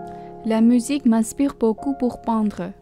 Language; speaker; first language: French; non-native, learner; Armenian